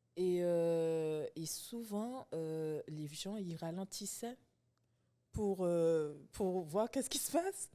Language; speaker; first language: French; native; French